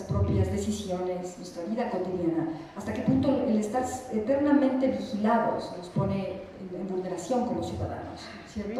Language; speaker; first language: Spanish; native; Spanish